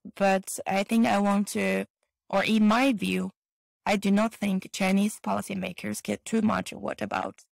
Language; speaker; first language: English; non-native, fluent; Chinese